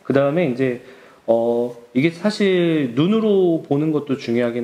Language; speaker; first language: Korean; native; Korean